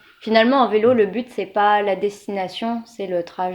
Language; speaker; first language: French; native; French